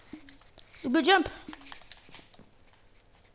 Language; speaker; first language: French; native; French